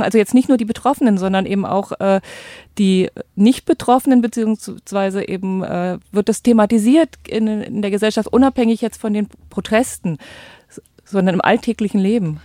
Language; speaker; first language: German; native; German